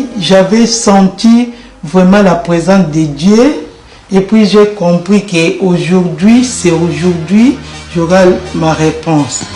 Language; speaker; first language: French; non-native, local second language; Lingala